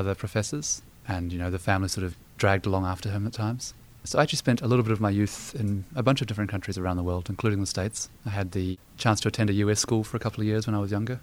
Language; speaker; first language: English; native; English